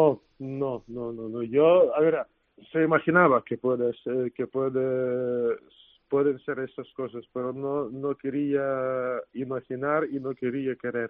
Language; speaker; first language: Spanish; non-native, fluent; Ukrainian